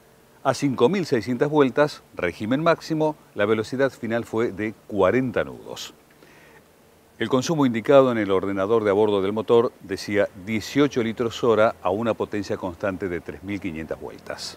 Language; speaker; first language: Spanish; native; Spanish